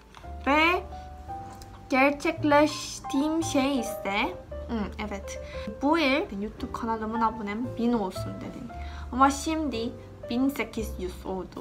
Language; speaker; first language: Turkish; non-native, fluent; Korean